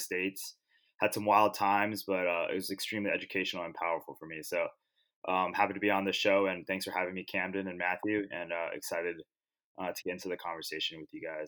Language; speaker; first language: English; native; English